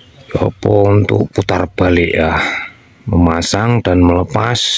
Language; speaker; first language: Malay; non-native, local second language; Javanese